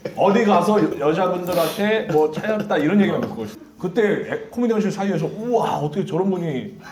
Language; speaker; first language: Korean; native; Korean